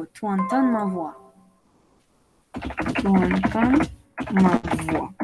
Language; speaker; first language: French; non-native, learner; Spanish